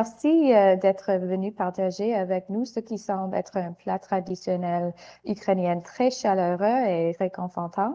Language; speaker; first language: French; non-native, learner; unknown